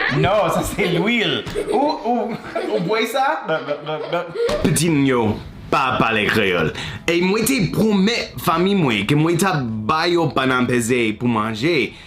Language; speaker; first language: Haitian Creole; non-native, learner; English